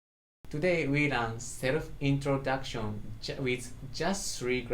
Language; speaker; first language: English; non-native, learner; Japanese